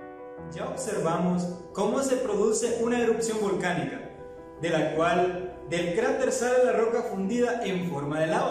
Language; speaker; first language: Spanish; native; Spanish